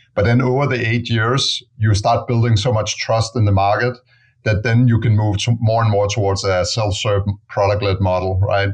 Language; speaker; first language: English; non-native, fluent; Danish